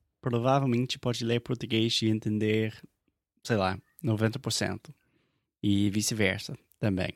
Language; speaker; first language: Portuguese; non-native, fluent; English